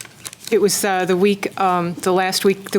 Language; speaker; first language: English; native; English